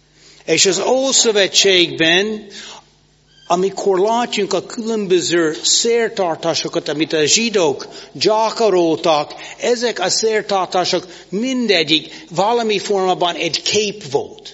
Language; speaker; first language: Hungarian; non-native, fluent; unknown